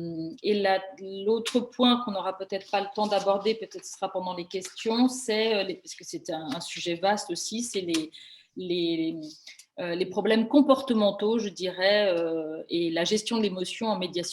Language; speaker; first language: French; native; French